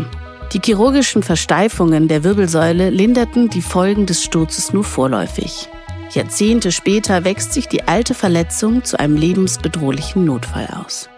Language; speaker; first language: German; native; German